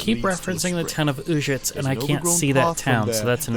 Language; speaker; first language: English; native; English